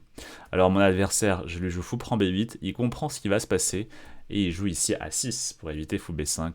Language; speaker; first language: French; native; French